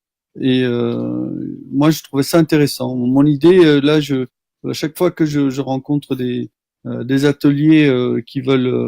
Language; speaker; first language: French; native; French